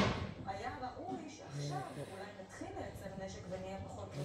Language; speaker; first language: Hebrew; native; Hebrew